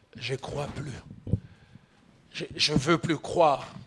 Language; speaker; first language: French; non-native, local second language; Lingala